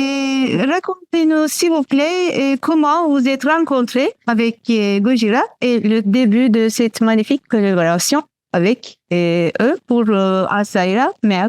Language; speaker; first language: French; non-native, fluent; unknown